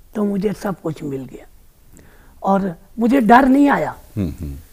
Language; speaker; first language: Hindi; native; Hindi